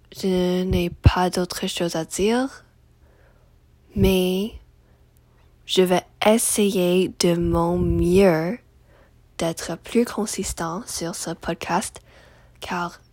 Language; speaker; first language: French; non-native, learner; English